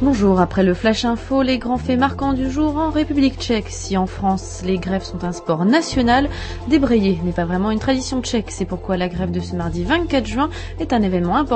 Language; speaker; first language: French; native; French